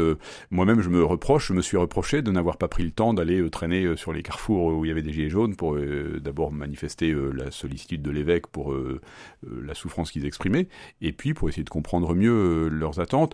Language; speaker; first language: French; native; French